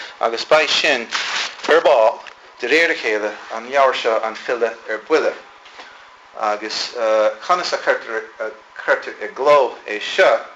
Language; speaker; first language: Irish; non-native, fluent; English